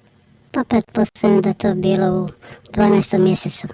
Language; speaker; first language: Croatian; native; Croatian